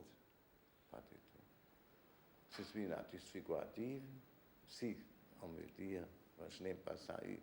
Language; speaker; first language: French; non-native, fluent; German